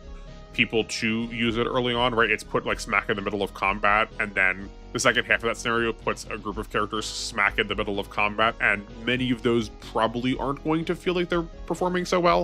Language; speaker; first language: English; native; English